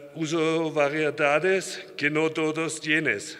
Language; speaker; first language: Spanish; non-native, learner; German